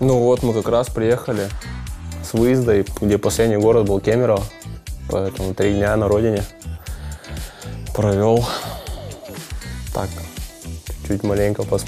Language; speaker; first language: Russian; native; Russian